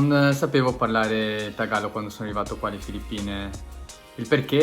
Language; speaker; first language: Italian; early bilingual, other home language; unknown